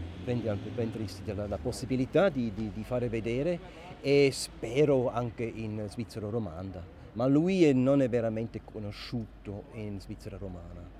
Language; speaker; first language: Italian; non-native, local second language; German